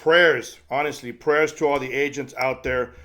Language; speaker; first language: English; native; English